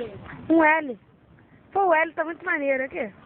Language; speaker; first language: Portuguese; native; Portuguese